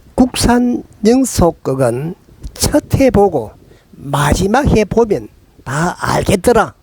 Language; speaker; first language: Korean; native; Korean